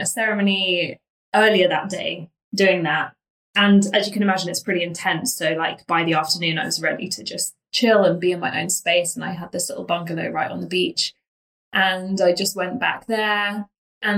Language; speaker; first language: English; native; English